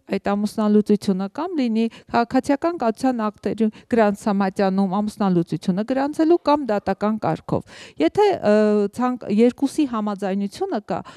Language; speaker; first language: Armenian; native; Armenian